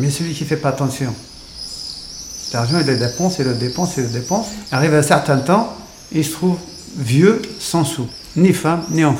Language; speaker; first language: French; non-native, local second language; Arabic